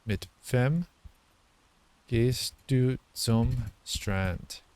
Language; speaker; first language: German; non-native, learner; English